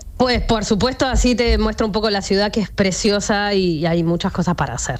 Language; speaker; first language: Spanish; native; Spanish